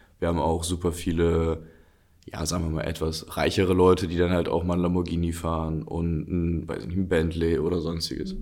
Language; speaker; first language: German; early bilingual, other home language; Russian